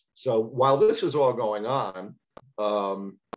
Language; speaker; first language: English; native; English